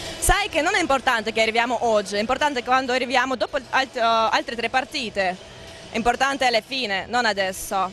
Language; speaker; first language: Italian; non-native, fluent; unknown